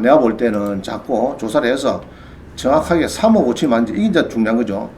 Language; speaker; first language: Korean; native; Korean